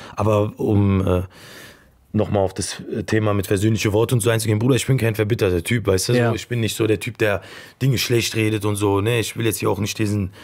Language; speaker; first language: German; native; German